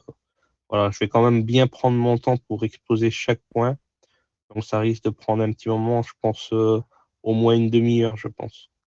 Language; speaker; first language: French; native; French